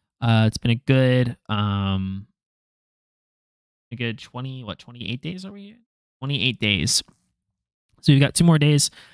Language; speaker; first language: English; native; English